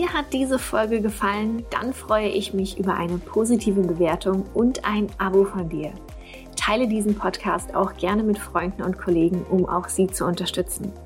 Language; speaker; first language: German; native; German